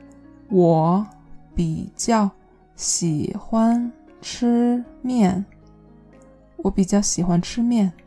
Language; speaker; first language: Chinese; non-native, learner; English